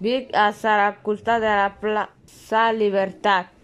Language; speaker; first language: Catalan; non-native, learner; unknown